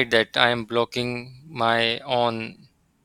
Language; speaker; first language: English; non-native, local second language; Urdu